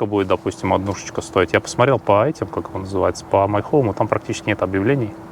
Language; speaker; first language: Russian; native; Russian